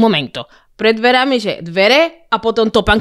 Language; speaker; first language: Slovak; non-native, fluent; Spanish